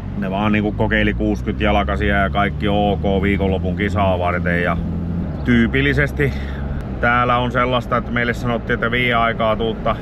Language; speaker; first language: Finnish; native; Finnish